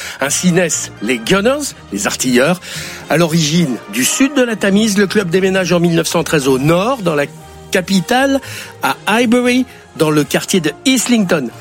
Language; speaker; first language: French; native; French